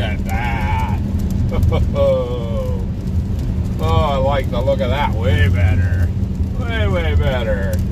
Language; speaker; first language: English; native; English